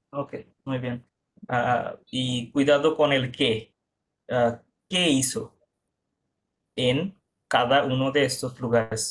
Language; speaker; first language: Spanish; non-native, fluent; Bangla